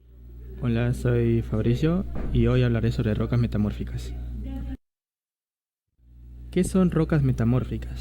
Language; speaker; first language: Spanish; native; Spanish